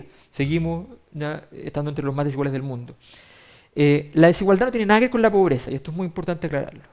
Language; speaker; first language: Spanish; native; Spanish